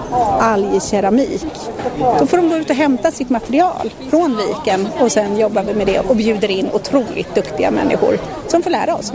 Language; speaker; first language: Swedish; native; Swedish